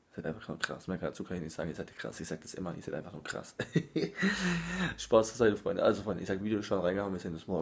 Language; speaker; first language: German; non-native, fluent; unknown